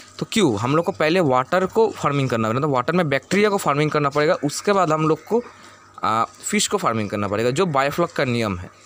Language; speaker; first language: Hindi; non-native, local second language; Bangla